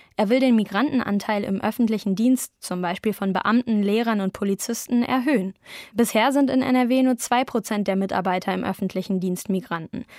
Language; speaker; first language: German; native; German